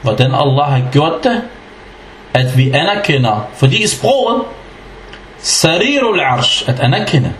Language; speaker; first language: Danish; early bilingual, other home language; Arabic